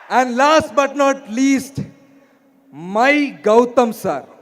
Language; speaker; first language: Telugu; non-native, learner; Malayalam